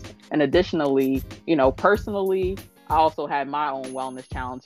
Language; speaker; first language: English; native; English